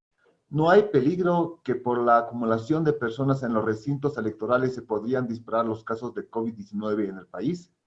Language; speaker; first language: Spanish; native; Spanish